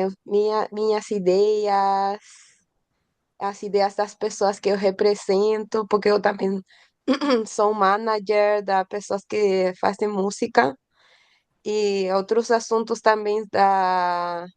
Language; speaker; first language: Portuguese; non-native, learner; Spanish